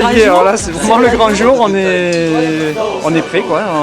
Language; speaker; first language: French; native; French